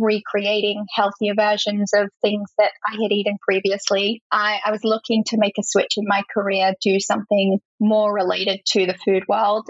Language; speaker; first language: English; native; English